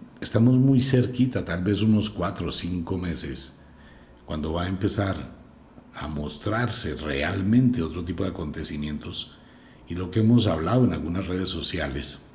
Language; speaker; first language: Spanish; native; Spanish